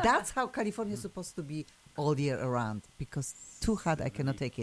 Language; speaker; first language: English; non-native, fluent; Polish